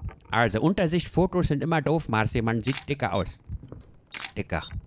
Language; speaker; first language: German; native; German